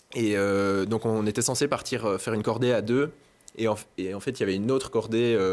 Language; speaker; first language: French; native; French